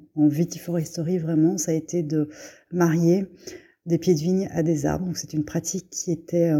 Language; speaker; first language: French; native; French